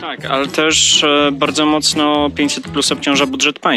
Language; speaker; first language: Polish; native; Polish